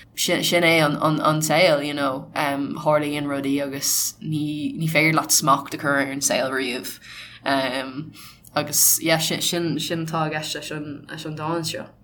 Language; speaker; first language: Irish; non-native, local second language; English